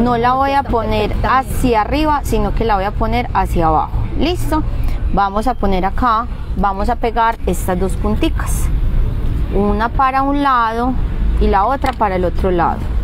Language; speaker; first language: Spanish; native; Spanish